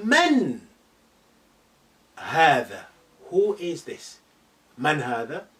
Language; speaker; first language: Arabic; non-native, fluent; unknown